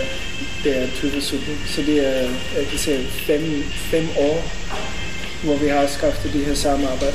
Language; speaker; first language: Danish; non-native, fluent; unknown